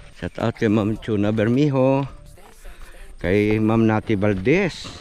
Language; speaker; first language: Filipino; non-native, local second language; Hiligaynon